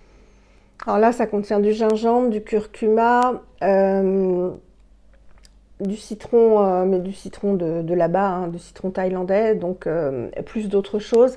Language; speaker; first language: French; native; French